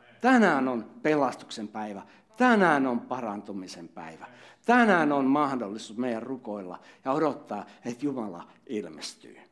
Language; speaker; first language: Finnish; native; Finnish